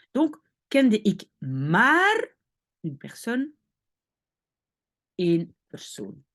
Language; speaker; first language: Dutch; non-native, fluent; French